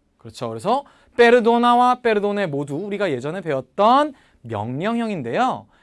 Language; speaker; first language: Korean; native; Korean